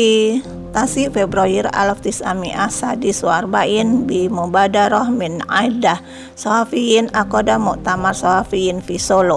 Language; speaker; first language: Arabic; non-native, fluent; Indonesian